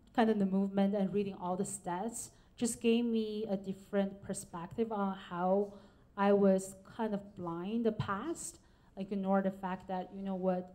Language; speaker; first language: English; non-native, fluent; Chinese